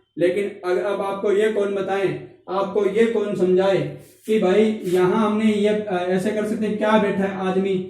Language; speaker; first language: Hindi; native; Hindi